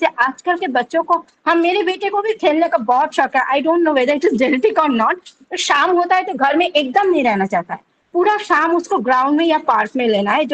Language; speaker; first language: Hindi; non-native, local second language; Bangla